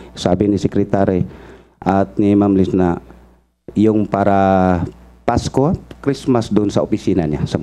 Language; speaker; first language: Filipino; non-native, local second language; Cebuano